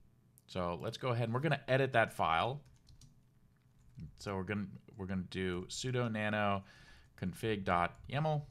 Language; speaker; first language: English; native; English